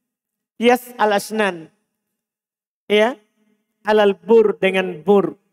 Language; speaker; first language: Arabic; non-native, fluent; Indonesian